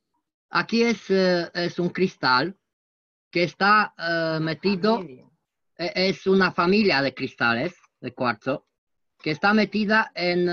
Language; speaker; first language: Spanish; non-native, learner; French